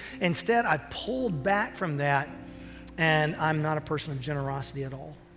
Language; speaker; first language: English; native; English